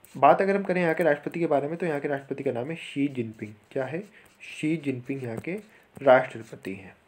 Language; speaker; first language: Hindi; native; Hindi